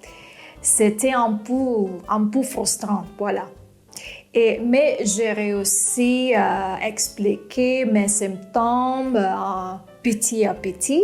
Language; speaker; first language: French; non-native, fluent; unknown